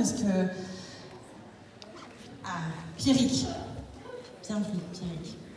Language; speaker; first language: French; native; French